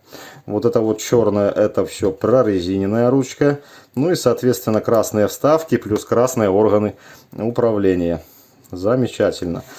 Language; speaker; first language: Russian; native; Russian